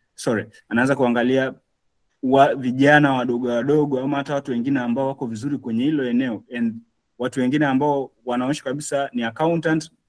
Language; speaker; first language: Swahili; native; Swahili